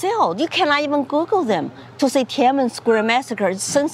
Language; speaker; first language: English; non-native, fluent; Chinese